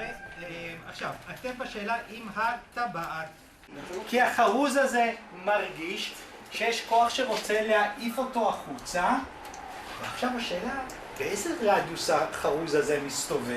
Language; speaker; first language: Hebrew; native; Hebrew